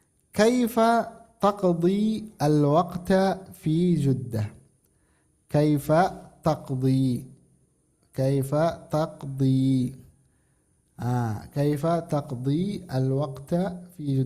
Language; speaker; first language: Arabic; non-native, fluent; Indonesian